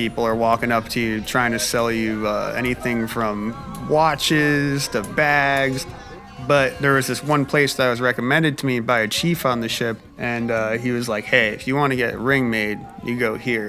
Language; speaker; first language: English; native; English